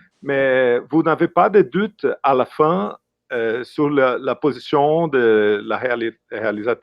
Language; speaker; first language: French; non-native, fluent; Portuguese